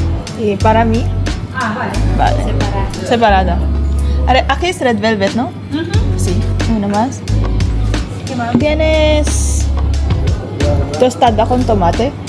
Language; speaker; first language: Spanish; non-native, learner; Filipino